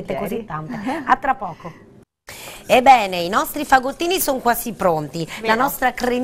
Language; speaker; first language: Italian; native; Italian